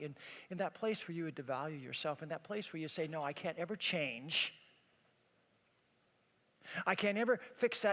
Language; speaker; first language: English; native; English